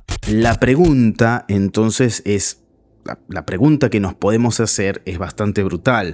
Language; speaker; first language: Spanish; native; Spanish